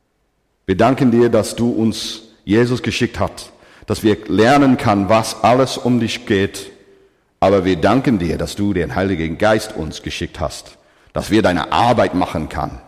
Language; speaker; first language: German; non-native, fluent; English